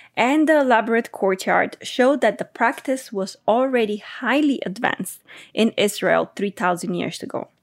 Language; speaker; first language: English; non-native, fluent; Bulgarian